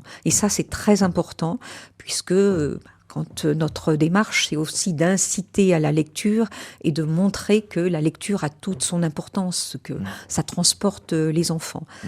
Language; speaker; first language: French; native; French